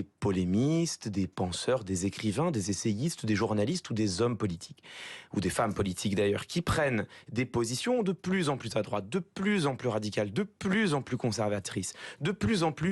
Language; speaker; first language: French; native; French